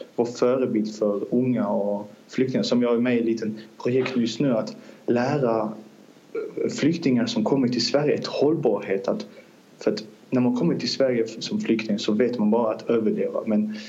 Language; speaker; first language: Swedish; early bilingual, other home language; Azerbaijani